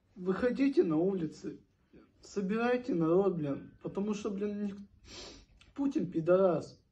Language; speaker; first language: Russian; native; Russian